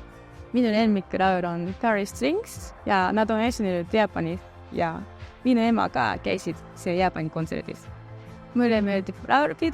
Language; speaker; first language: Estonian; early bilingual, other home language; Japanese